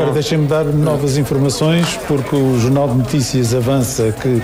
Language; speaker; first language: Portuguese; native; Portuguese